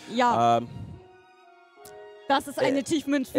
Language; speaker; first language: German; native; German